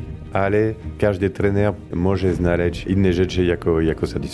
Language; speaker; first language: Polish; non-native, fluent; Italian